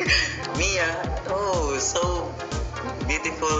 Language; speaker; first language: English; non-native, learner; Filipino